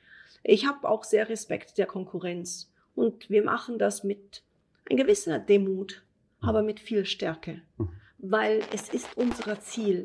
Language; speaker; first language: German; non-native, fluent; Italian